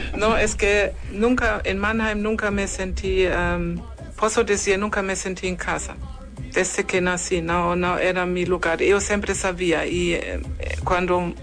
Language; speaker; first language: Portuguese; non-native, fluent; German